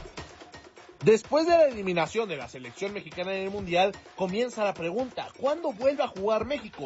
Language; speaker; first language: Spanish; native; Spanish